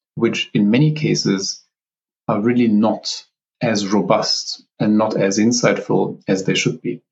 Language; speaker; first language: English; non-native, fluent; German